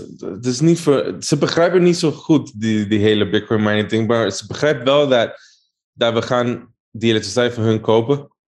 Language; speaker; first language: Dutch; non-native, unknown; Spanish